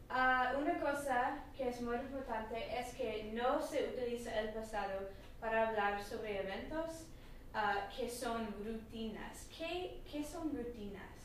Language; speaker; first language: Spanish; non-native, learner; English